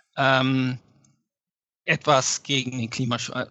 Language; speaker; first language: German; native; German